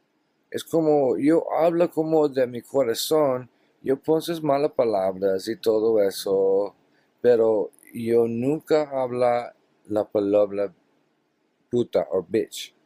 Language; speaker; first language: Spanish; non-native, learner; English